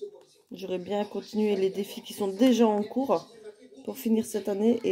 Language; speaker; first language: French; native; French